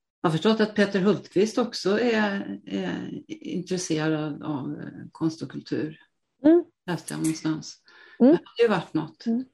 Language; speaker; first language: Swedish; native; Swedish